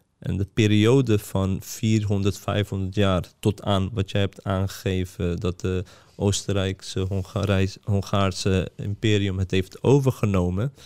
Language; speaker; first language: Dutch; early bilingual, other home language; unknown